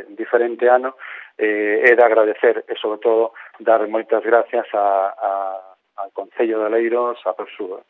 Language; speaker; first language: Galician; non-native, local second language; Spanish